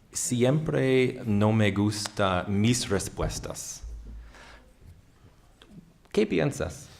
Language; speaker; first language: Spanish; non-native, fluent; English